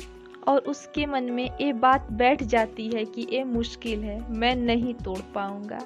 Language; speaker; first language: Hindi; native; Hindi